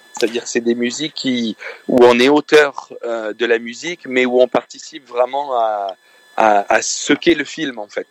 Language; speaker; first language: French; native; French